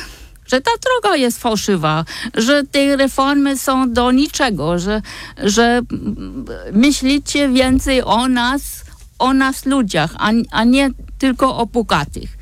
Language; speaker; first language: Polish; non-native, fluent; German